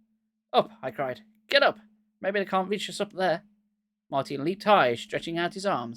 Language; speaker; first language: English; native; English